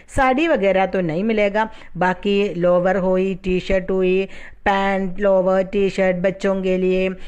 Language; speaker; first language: Hindi; non-native, fluent; Tamil